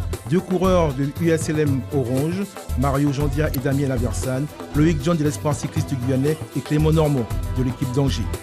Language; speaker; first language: French; native; French